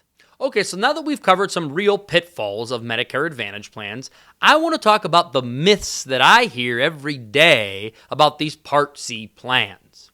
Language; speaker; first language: English; native; English